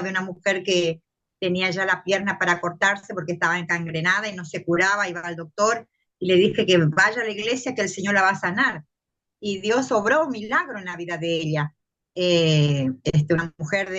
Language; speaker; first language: Spanish; native; Spanish